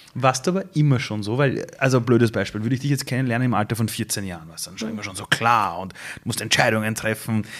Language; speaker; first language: German; early bilingual, other home language; Persian